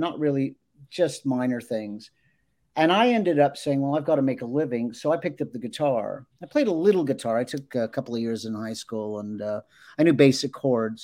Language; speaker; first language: English; native; English